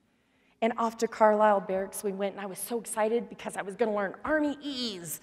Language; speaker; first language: English; native; English